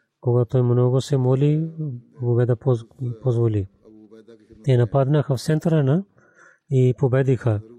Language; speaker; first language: Bulgarian; non-native, learner; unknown